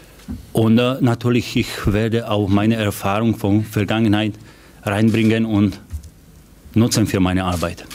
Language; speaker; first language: German; non-native, fluent; Slovak